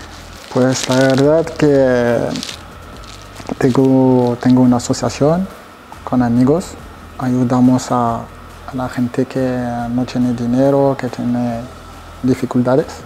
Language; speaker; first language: Spanish; non-native, fluent; French